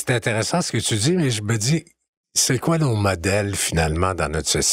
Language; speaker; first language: French; native; French